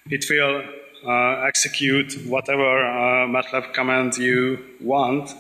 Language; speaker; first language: English; non-native, fluent; Hungarian